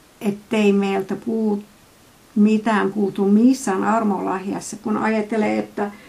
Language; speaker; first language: Finnish; non-native, fluent; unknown